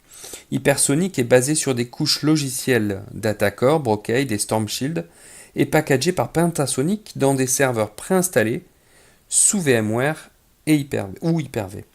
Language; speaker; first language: French; native; French